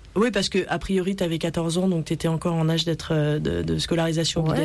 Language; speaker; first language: French; native; French